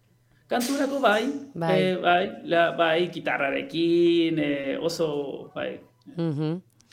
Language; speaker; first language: Basque; non-native, learner; Spanish